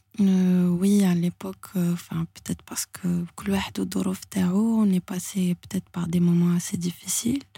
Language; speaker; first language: French; non-native, local second language; Arabic